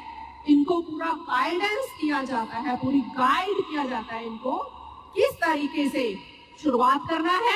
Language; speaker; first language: Hindi; native; Hindi